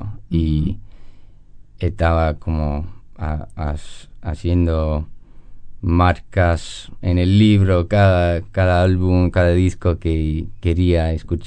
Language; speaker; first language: Spanish; non-native, learner; English